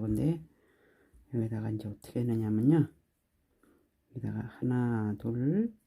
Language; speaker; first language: Korean; native; Korean